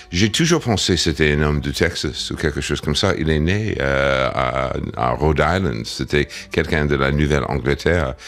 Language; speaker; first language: French; non-native, fluent; English